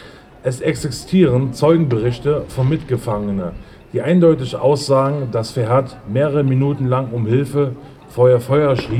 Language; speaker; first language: German; native; German